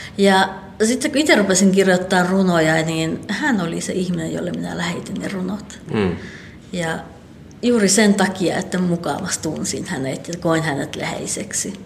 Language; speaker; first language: Finnish; non-native, local second language; Northern Sami